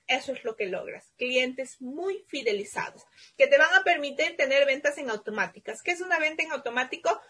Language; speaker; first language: Spanish; native; Spanish